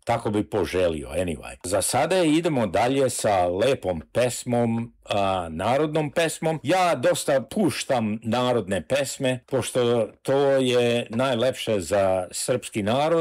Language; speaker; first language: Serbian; early bilingual, heritage; English